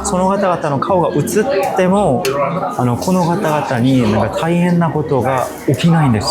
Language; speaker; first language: Japanese; non-native, fluent; Korean